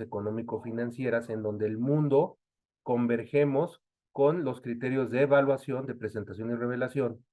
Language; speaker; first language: Spanish; native; Spanish